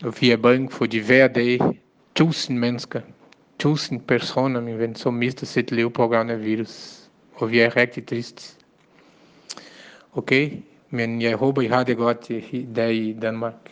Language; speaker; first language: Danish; non-native, learner; Portuguese